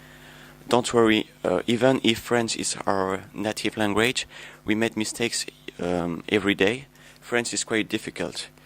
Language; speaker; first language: English; non-native, learner; French